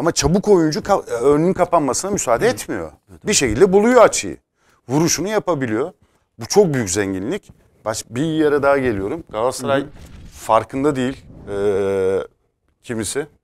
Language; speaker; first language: Turkish; native; Turkish